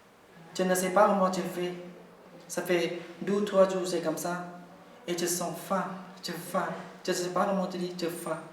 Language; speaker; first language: French; non-native, learner; Thai